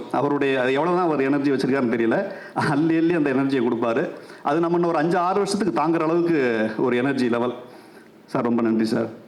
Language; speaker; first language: Tamil; native; Tamil